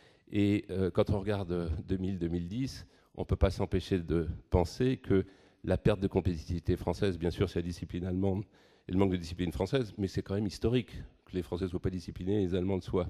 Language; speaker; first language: French; native; French